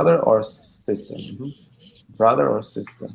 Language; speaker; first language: English; non-native, fluent; Russian